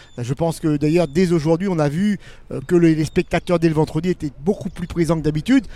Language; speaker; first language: French; native; French